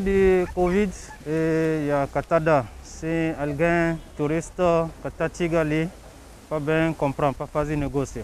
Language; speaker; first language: Portuguese; non-native, local second language; Kabuverdianu